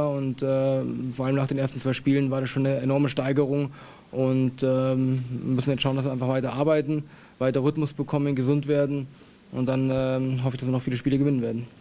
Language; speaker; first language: German; native; German